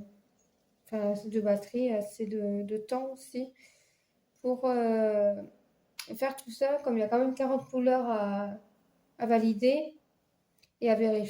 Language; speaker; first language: French; native; French